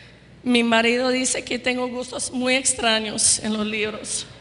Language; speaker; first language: Spanish; non-native, fluent; English